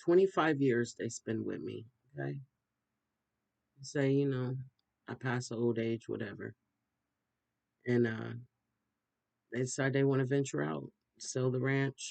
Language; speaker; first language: English; native; English